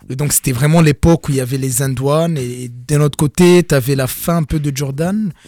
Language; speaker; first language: French; non-native, local second language; Kinyarwanda